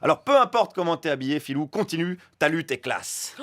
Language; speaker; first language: French; native; French